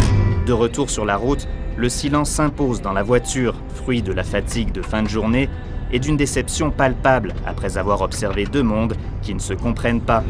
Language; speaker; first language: French; native; French